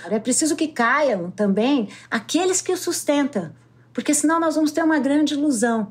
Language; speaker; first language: Portuguese; native; Portuguese